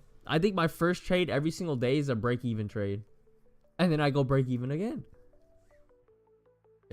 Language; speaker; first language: English; native; English